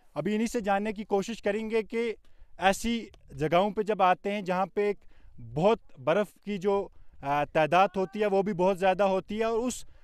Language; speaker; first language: Hindi; non-native, local second language; Kashmiri